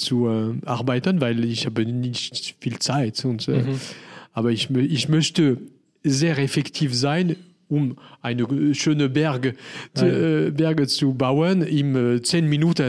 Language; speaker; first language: German; non-native, learner; French